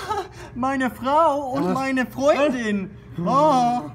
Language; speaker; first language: German; non-native, learner; English